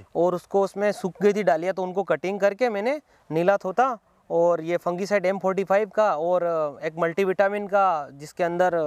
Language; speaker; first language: Hindi; native; Hindi